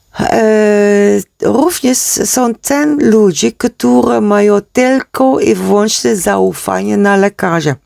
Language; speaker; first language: Polish; non-native, learner; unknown